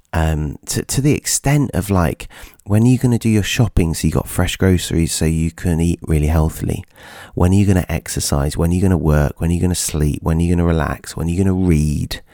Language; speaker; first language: English; native; English